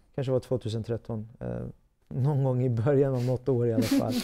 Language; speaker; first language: Swedish; native; Swedish